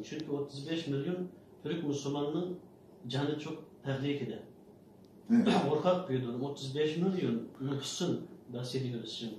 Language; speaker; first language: Turkish; non-native, learner; Uyghur